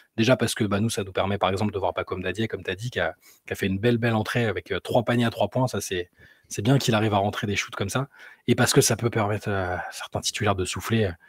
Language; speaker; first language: French; native; French